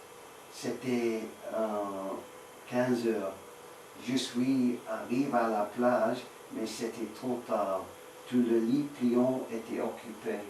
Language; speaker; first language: French; non-native, learner; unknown